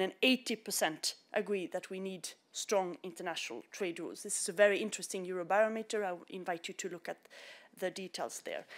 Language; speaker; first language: English; non-native, fluent; Swedish